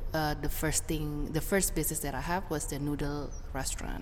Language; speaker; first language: English; early bilingual, other home language; Indonesian